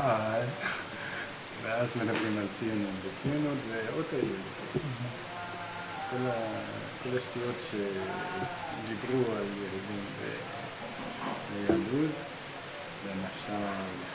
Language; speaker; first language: Hebrew; non-native, learner; English